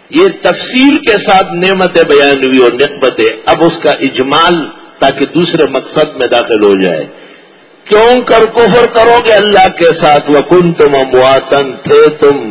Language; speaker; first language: Urdu; non-native, local second language; Pashto